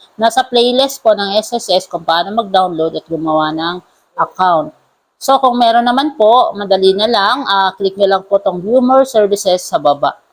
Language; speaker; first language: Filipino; non-native, local second language; Cebuano